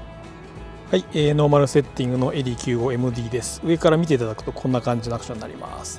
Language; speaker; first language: Japanese; native; Japanese